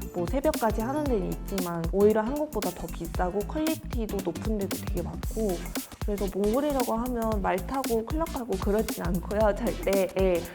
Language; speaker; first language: Korean; non-native, fluent; Mongolian